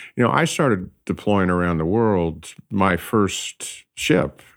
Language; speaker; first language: English; native; English